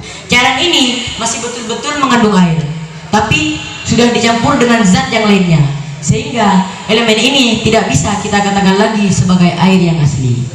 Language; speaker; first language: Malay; non-native, local second language; Madurese